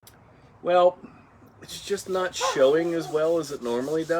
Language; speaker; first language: English; native; English